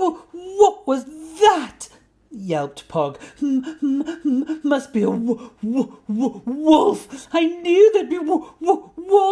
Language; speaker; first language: English; native; English